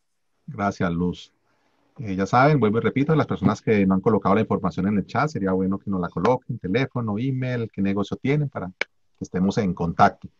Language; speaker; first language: Spanish; native; Spanish